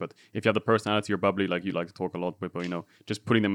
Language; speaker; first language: English; native; English